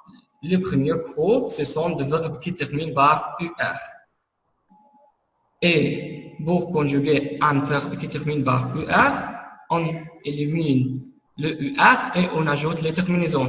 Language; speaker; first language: French; non-native, fluent; Arabic